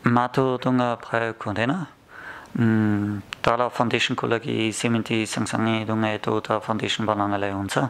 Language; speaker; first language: Nepali; non-native, learner; German